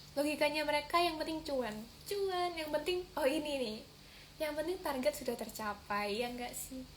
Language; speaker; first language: Indonesian; native; Indonesian